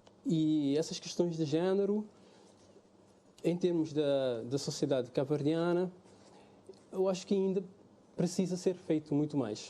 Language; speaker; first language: Portuguese; non-native, local second language; Kabuverdianu